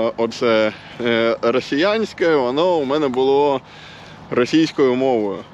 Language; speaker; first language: Ukrainian; non-native, local second language; Russian